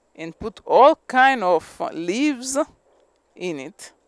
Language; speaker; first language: English; non-native, fluent; Haitian Creole